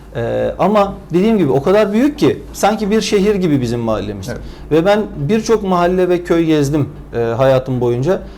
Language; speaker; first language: Turkish; native; Turkish